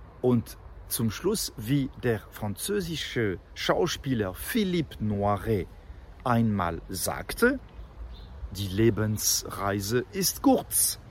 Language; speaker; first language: German; non-native, fluent; French